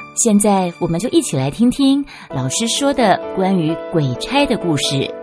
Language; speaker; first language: Chinese; native; Chinese